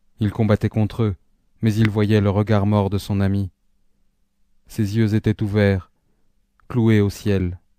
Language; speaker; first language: French; native; French